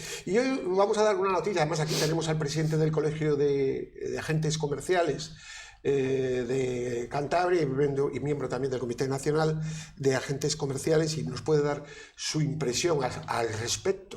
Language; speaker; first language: Spanish; native; Spanish